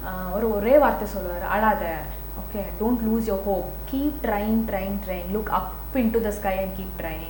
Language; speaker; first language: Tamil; non-native, learner; Kannada